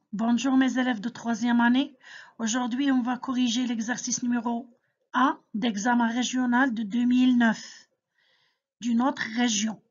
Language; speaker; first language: French; non-native, local second language; Arabic